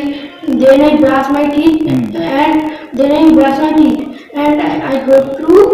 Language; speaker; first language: English; non-native, learner; Bangla